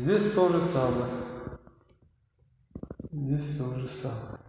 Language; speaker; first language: Russian; non-native, learner; Uzbek